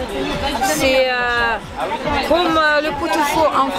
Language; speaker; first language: French; non-native, fluent; Ukrainian